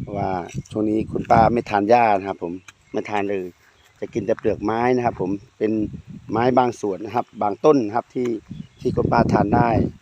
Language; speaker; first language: Thai; non-native, local second language; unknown